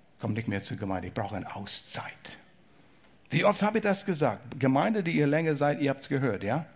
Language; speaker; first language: German; non-native, fluent; English